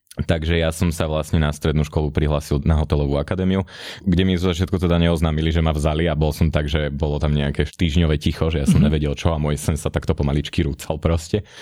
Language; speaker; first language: Slovak; native; Slovak